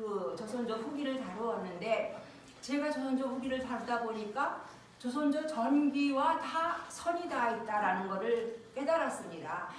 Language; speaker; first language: Korean; native; Korean